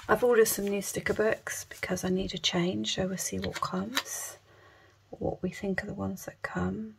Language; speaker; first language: English; native; English